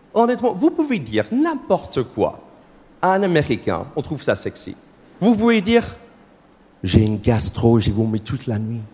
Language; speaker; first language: French; non-native, fluent; English